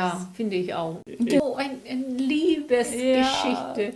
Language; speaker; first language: German; non-native, learner; Korean